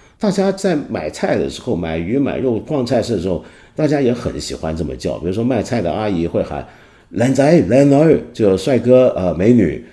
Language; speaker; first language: Chinese; non-native, local second language; Cantonese